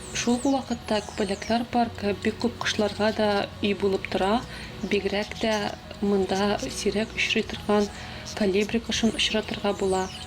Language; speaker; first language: Tatar; native; Tatar